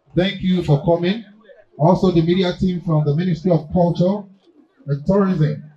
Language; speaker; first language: English; non-native, local second language; Yoruba